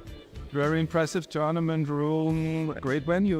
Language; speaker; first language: English; non-native, fluent; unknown